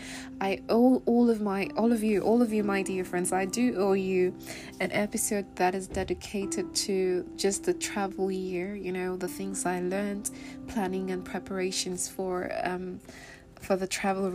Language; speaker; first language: English; non-native, local second language; Igbo